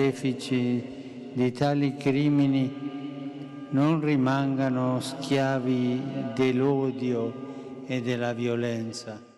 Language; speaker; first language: Italian; non-native, fluent; Spanish